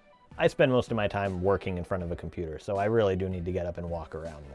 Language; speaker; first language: English; native; English